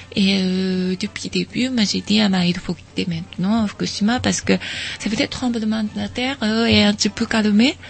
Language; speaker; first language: French; non-native, learner; Japanese